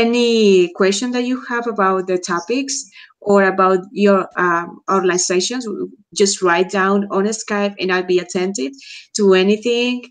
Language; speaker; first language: English; non-native, fluent; Spanish